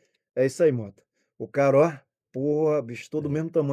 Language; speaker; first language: Portuguese; native; Portuguese